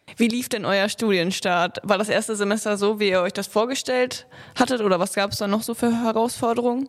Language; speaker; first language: German; native; German